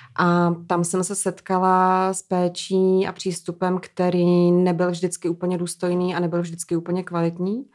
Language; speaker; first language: Czech; native; Czech